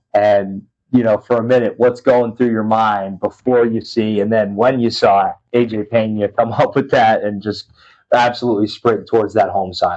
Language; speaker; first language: English; native; English